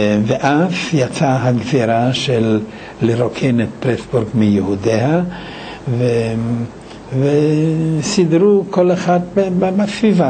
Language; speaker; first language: Hebrew; non-native, fluent; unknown